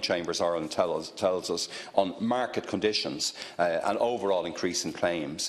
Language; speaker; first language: English; native; English